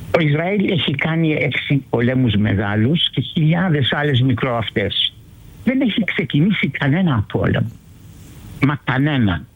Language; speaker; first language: Greek; early bilingual, heritage; Greek